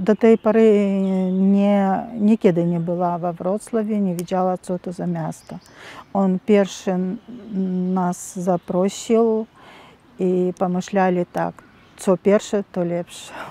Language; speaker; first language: Polish; non-native, learner; Russian